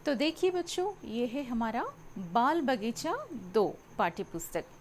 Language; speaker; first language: Hindi; non-native, local second language; Telugu